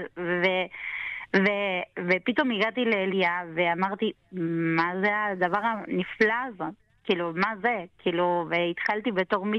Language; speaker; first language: Hebrew; non-native, fluent; Spanish